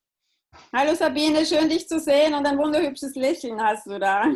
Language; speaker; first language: German; native; German